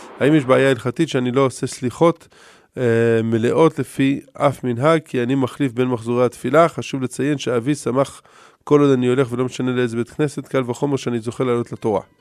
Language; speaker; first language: Hebrew; native; Hebrew